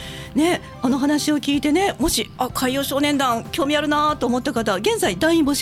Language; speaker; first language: Japanese; native; Japanese